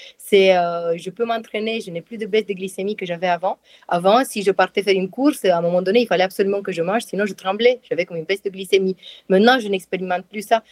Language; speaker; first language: French; non-native, fluent; Romanian